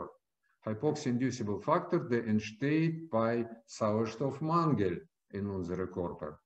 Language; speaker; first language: German; non-native, fluent; Russian